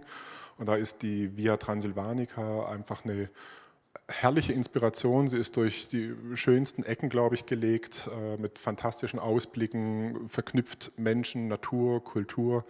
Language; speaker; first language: German; native; German